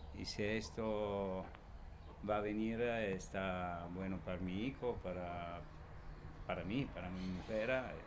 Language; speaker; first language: Spanish; non-native, learner; Italian